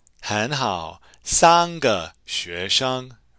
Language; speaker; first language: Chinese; non-native, fluent; English